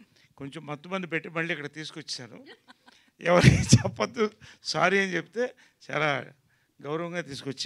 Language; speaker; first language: Telugu; native; Telugu